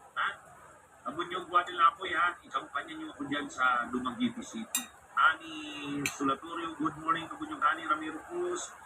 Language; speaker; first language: Filipino; non-native, local second language; Bikol